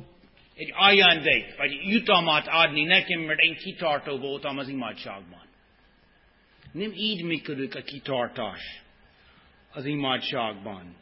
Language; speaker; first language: Hungarian; non-native, fluent; English